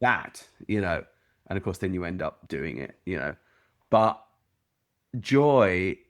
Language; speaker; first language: English; native; English